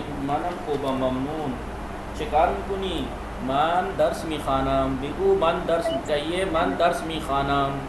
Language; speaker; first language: Persian; non-native, fluent; Urdu